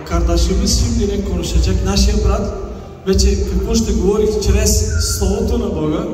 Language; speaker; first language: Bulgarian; non-native, local second language; Turkish